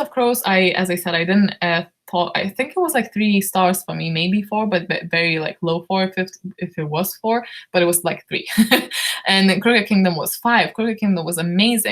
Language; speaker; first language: English; non-native, fluent; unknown